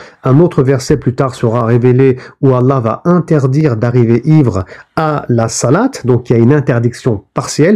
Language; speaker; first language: French; native; French